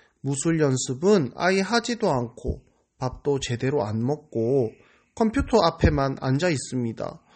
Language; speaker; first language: Korean; native; Korean